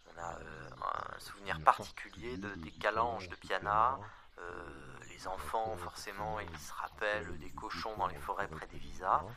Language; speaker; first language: French; native; French